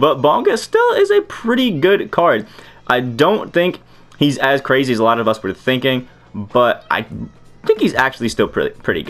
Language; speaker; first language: English; native; English